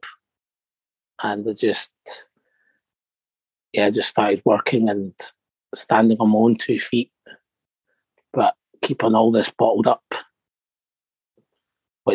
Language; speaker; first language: English; native; English